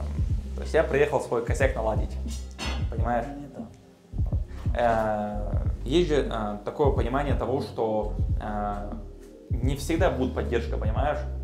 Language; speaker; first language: Russian; native; Russian